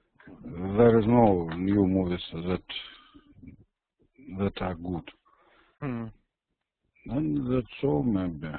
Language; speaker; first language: English; non-native, learner; Russian